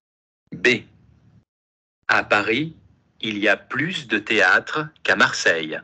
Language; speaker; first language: French; non-native, learner; Spanish